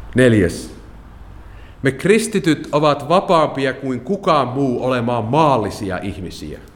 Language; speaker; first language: Finnish; non-native, fluent; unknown